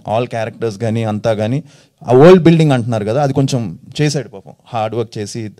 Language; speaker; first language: Telugu; native; Telugu